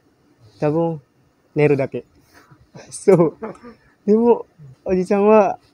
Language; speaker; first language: Japanese; non-native, learner; Indonesian